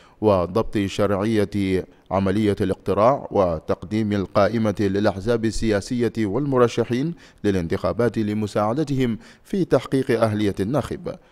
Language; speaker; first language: Arabic; non-native, fluent; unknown